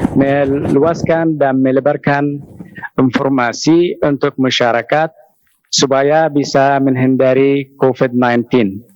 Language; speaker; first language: Indonesian; non-native, fluent; Arabic